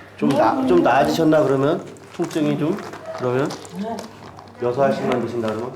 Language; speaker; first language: Korean; native; Korean